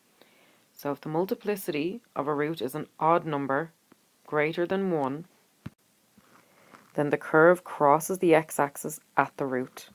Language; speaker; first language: English; native; English